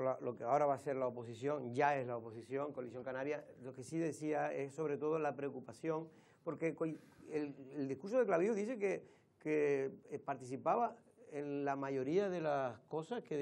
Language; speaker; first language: Spanish; native; Spanish